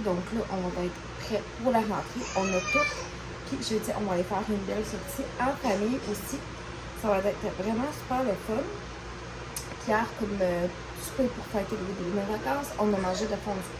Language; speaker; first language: French; native; French